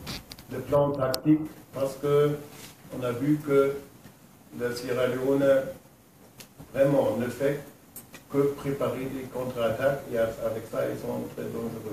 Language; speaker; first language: French; non-native, fluent; German